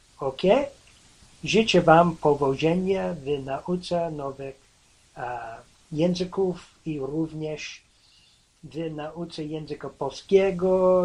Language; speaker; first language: Polish; non-native, learner; English